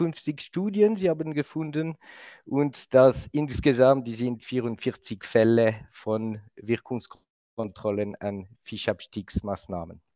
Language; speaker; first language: German; non-native, local second language; French